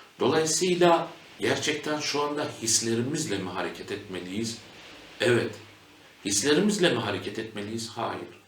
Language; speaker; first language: Turkish; native; Turkish